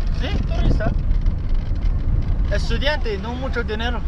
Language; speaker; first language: Spanish; non-native, learner; English